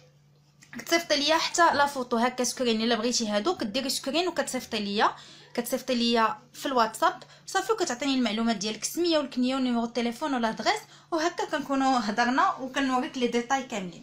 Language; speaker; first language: Arabic; native; Arabic